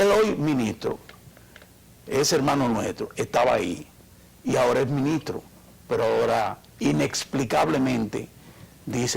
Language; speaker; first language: Spanish; native; Spanish